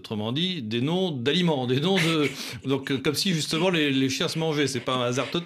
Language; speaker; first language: French; native; French